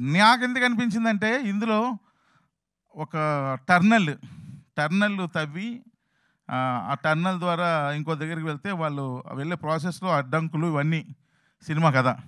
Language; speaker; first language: Telugu; native; Telugu